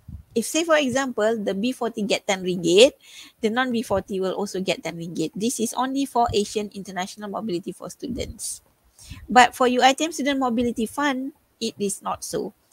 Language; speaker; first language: English; non-native, local second language; Malay